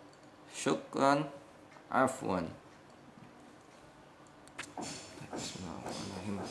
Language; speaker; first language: Arabic; non-native, fluent; Indonesian